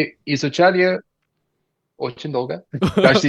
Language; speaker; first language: Russian; non-native, learner; English